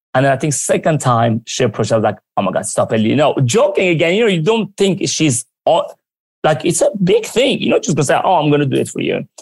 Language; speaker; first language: English; early bilingual, other home language; Armenian